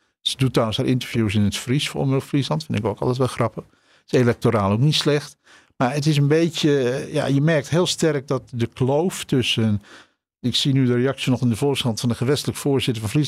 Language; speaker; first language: Dutch; native; Dutch